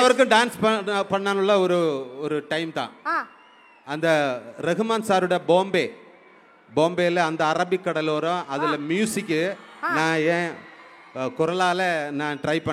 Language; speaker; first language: Tamil; non-native, local second language; Malayalam